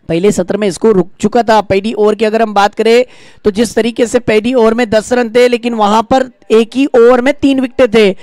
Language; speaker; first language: Hindi; non-native, local second language; Marathi